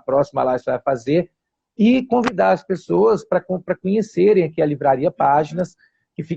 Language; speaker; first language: Portuguese; native; Portuguese